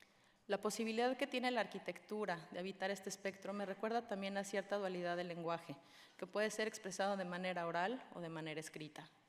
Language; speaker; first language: Spanish; native; Spanish